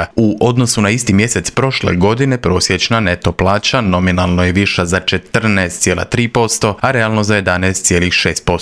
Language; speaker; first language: Croatian; native; Croatian